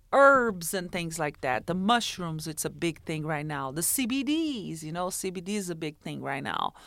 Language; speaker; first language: English; non-native, fluent; Portuguese